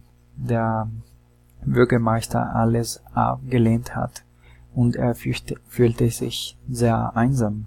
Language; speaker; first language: German; non-native, learner; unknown